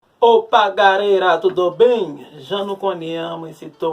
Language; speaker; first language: Portuguese; non-native, fluent; Haitian Creole